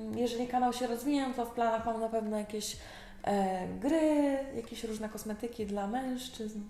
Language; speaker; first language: Polish; native; Polish